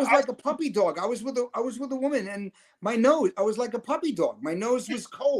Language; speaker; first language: English; native; English